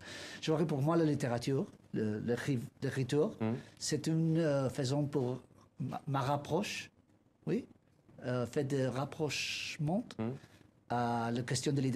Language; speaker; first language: French; non-native, learner; Spanish